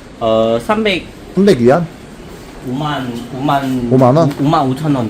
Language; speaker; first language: Korean; native; Korean